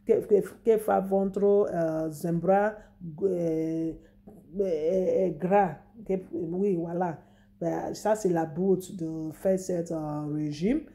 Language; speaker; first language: French; non-native, fluent; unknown